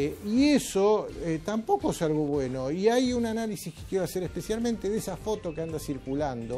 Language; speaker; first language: Spanish; native; Spanish